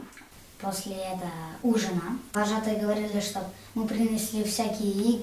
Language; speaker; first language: Russian; early bilingual, heritage; Russian